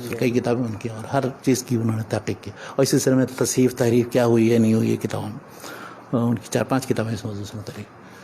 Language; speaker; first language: Urdu; native; Urdu